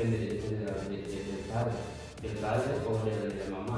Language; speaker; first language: Spanish; non-native, learner; Fula